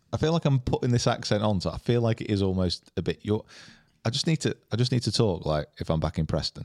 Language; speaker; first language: English; native; English